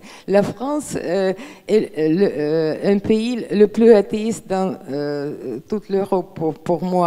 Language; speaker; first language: French; non-native, fluent; Russian